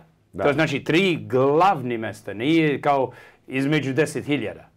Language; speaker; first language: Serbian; early bilingual, heritage; English